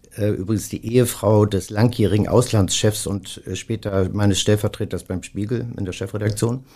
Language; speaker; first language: German; native; German